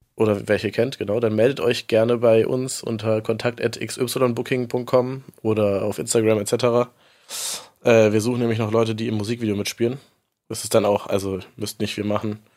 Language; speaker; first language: German; native; German